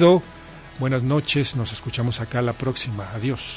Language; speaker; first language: Spanish; native; Spanish